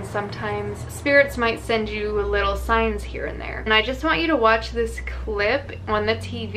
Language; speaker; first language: English; native; English